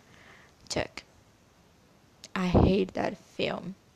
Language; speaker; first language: English; non-native, learner; Portuguese